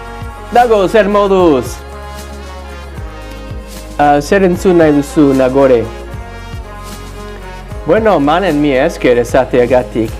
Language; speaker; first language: Basque; non-native, learner; English